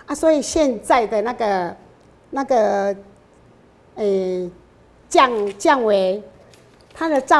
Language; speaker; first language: Chinese; non-native, local second language; Min Nan Chinese